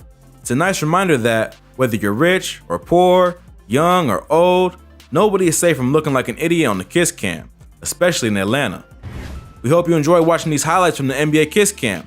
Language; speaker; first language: English; native; English